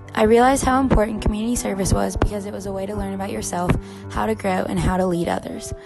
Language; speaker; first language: English; native; English